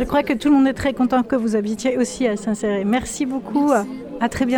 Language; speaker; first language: French; native; French